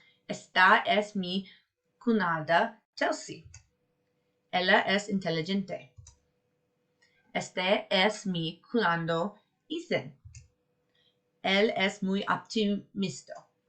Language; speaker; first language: Spanish; non-native, learner; English